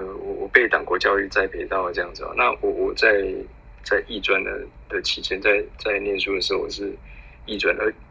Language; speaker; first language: Chinese; native; Chinese